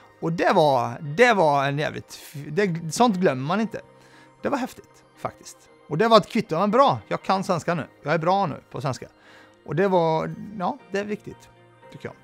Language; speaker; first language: Swedish; early bilingual, other home language; Arabic